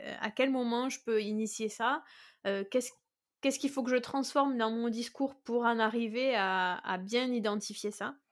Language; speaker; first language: French; native; French